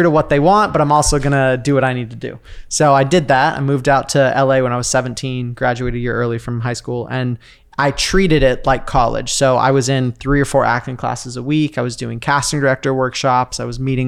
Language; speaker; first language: English; native; English